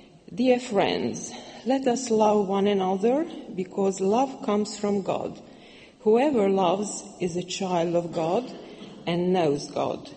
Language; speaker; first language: English; non-native, fluent; Hungarian